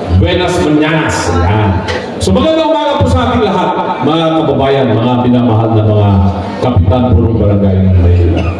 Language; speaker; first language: Filipino; non-native, local second language; Pangasinan